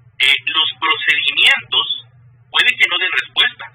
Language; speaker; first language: Spanish; native; Spanish